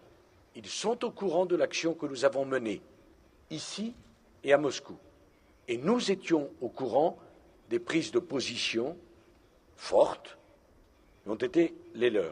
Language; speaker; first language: French; native; French